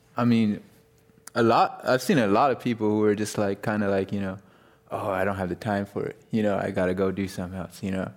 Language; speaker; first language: English; native; English